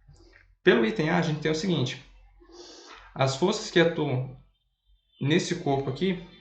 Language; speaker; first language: Portuguese; native; Portuguese